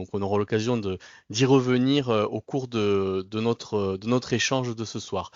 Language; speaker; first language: French; native; French